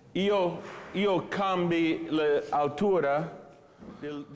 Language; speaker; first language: Italian; non-native, learner; English